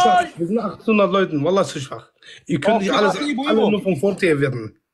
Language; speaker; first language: German; non-native, fluent; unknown